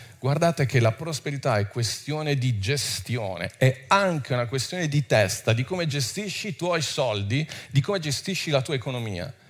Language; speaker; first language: Italian; non-native, fluent; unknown